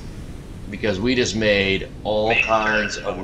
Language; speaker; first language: English; native; English